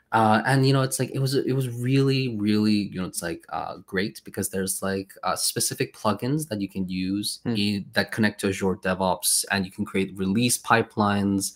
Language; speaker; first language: English; non-native, fluent; Swedish